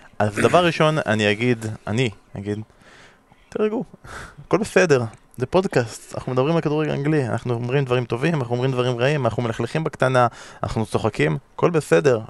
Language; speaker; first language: Hebrew; native; Hebrew